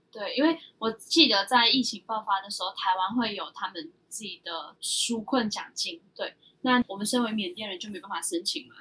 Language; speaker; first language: Chinese; early bilingual, heritage; Chinese